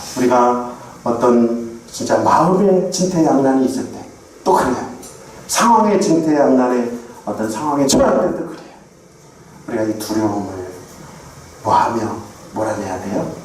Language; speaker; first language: Korean; native; Korean